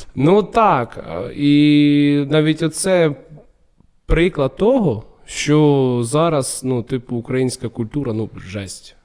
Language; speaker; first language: Ukrainian; non-native, local second language; Russian